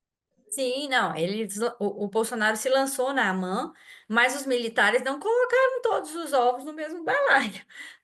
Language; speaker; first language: Portuguese; native; Portuguese